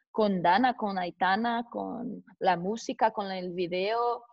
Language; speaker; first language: Spanish; non-native, learner; Portuguese